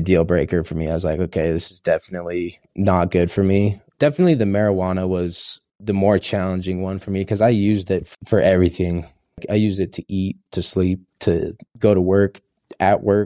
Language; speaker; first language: English; native; English